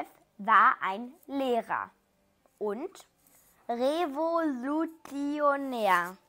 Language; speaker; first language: German; early bilingual, other home language; Macedonian